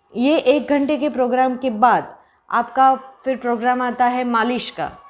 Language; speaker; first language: Hindi; non-native, local second language; Gujarati